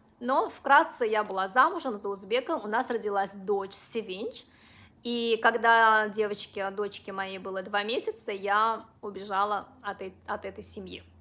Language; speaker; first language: Russian; non-native, local second language; Uzbek